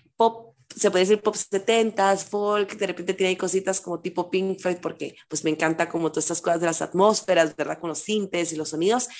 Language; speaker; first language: Spanish; native; Spanish